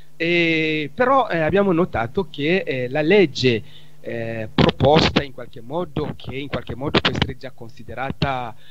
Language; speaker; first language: Italian; non-native, fluent; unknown